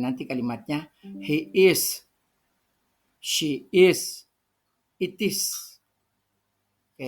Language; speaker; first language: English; non-native, fluent; Indonesian